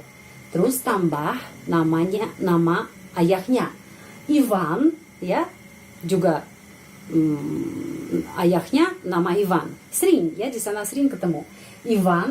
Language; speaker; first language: Indonesian; non-native, fluent; Russian